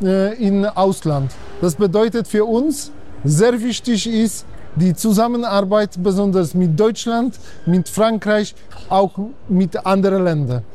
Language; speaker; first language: German; non-native, fluent; Polish